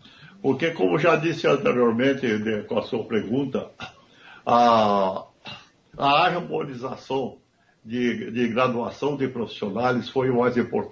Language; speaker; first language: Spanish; non-native, learner; Portuguese